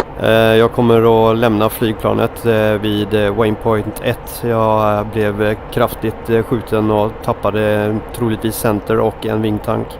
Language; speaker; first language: Swedish; native; Swedish